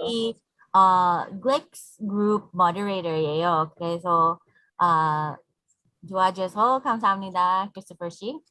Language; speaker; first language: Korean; non-native, learner; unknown